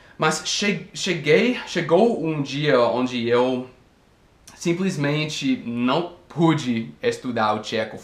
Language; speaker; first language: Portuguese; non-native, fluent; English